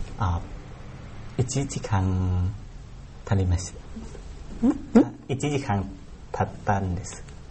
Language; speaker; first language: Japanese; non-native, learner; Thai